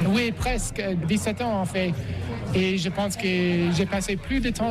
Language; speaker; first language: French; non-native, fluent; English